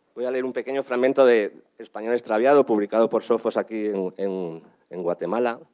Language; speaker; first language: Spanish; native; Spanish